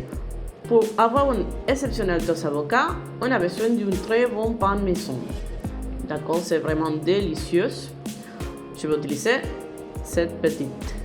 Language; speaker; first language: French; non-native, fluent; Spanish